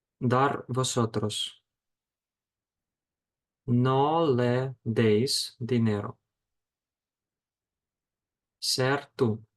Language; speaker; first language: Spanish; non-native, fluent; Ukrainian